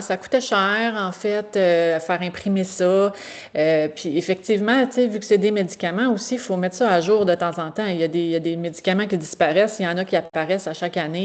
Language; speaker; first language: French; native; French